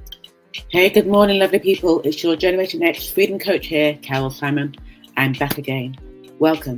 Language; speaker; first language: English; native; English